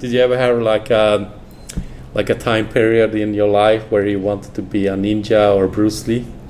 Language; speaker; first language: English; non-native, fluent; Swedish